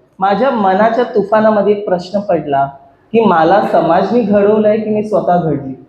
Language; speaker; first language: Marathi; non-native, local second language; Hindi